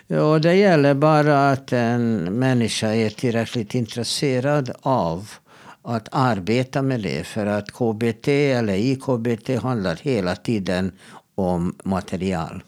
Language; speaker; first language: Swedish; non-native, fluent; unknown